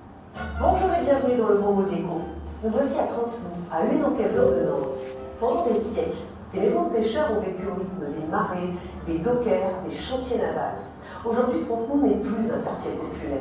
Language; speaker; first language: French; native; French